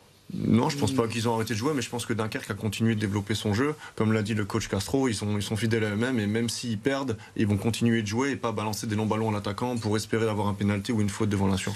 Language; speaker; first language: French; native; French